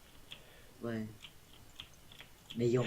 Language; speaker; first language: French; native; French